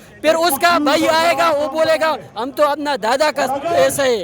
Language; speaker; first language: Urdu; non-native, local second language; Pashto